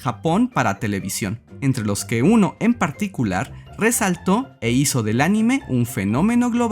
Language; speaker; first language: Spanish; native; Spanish